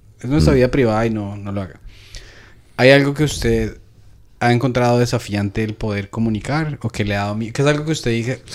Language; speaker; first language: Spanish; native; Spanish